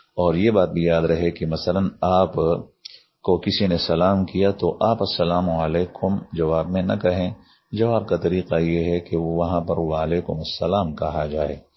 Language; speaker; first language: Urdu; non-native, local second language; Pashto